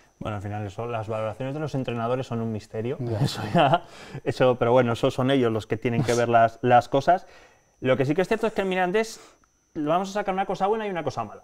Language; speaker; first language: Spanish; native; Spanish